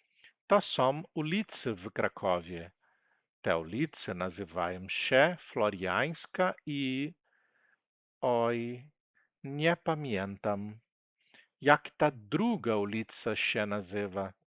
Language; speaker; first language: Polish; non-native, learner; Portuguese